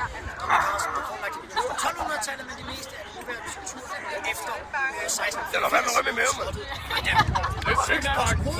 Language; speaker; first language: Danish; native; Danish